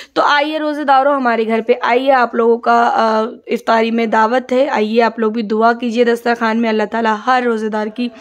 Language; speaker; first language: Hindi; non-native, local second language; Assamese